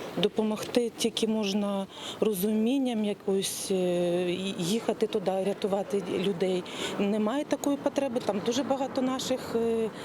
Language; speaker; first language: Ukrainian; non-native, local second language; Russian